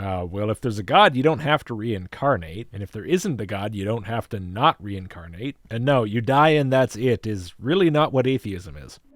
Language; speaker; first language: English; native; English